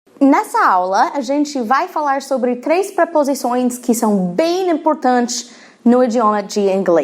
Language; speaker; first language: Portuguese; non-native, fluent; English